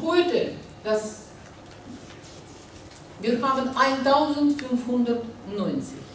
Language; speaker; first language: German; non-native, learner; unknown